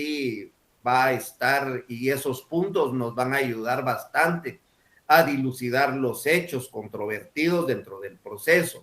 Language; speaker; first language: Spanish; native; Spanish